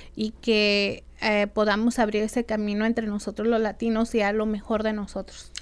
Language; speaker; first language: Spanish; native; Spanish